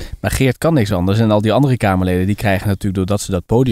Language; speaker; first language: Dutch; native; Dutch